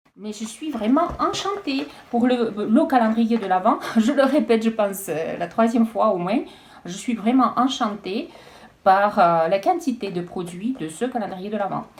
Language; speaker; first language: French; non-native, fluent; Russian